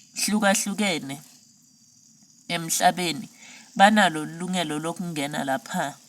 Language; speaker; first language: Zulu; non-native, local second language; Swati